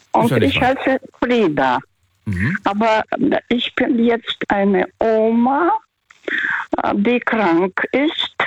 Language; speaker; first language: German; non-native, fluent; Russian